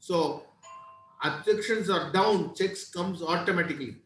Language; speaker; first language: English; non-native, local second language; Tamil